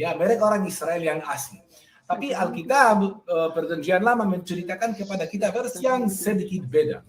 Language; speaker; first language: Indonesian; non-native, fluent; Hebrew